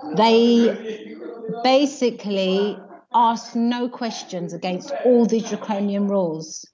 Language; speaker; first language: English; native; English